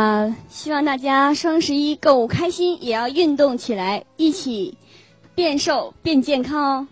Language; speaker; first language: Chinese; native; Chinese